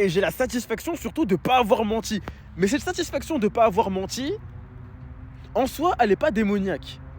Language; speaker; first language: French; native; French